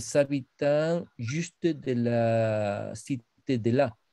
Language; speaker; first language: French; non-native, fluent; Spanish